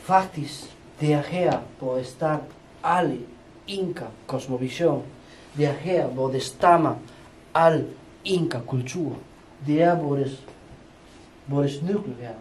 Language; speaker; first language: Danish; non-native, fluent; Spanish